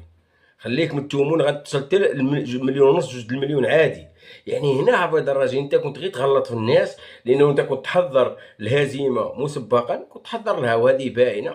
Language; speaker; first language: Arabic; native; Arabic